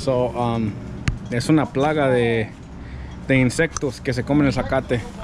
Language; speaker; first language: Spanish; early bilingual, heritage; Spanish